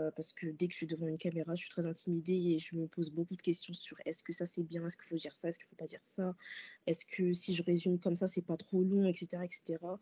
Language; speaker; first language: French; early bilingual, other home language; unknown